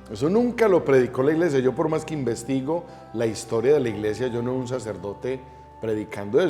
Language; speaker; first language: Spanish; native; Spanish